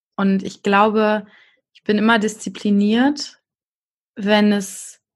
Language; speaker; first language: German; native; German